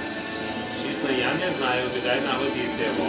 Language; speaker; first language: Russian; non-native, learner; English